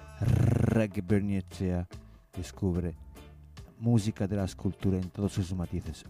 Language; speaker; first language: Spanish; native; Spanish